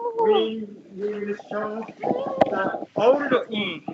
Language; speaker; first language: English; non-native, learner; Japanese